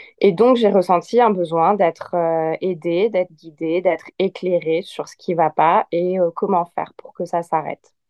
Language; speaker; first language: French; native; French